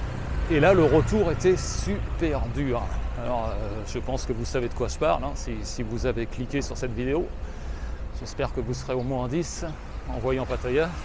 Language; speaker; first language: French; native; French